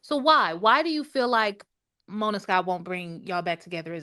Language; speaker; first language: English; native; English